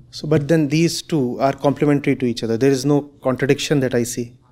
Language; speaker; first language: English; non-native, local second language; Hindi